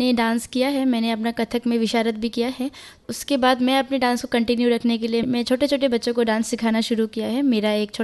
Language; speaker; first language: Hindi; non-native, local second language; Bangla